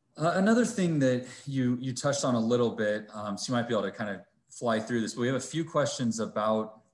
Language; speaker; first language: English; native; English